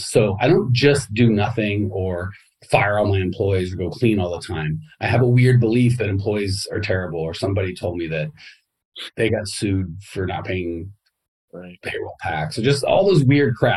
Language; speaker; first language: English; native; English